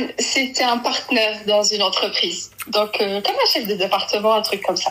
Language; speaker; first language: French; early bilingual, other home language; Arabic